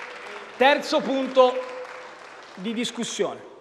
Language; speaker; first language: Italian; native; Italian